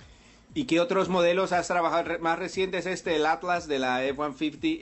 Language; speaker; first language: Spanish; native; Spanish